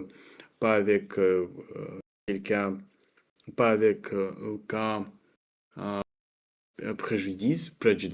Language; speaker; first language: French; non-native, fluent; Russian